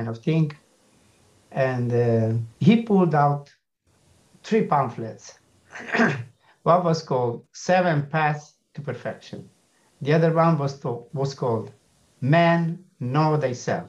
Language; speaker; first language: English; non-native, fluent; Italian